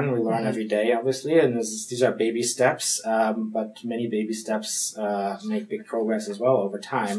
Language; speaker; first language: English; non-native, fluent; German